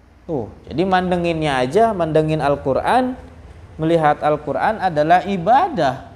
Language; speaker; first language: Indonesian; native; Indonesian